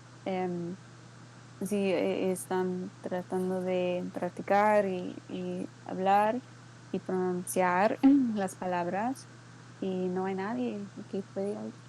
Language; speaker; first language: Spanish; non-native, learner; English